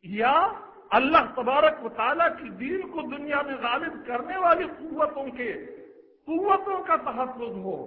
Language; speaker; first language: Urdu; non-native, local second language; Pashto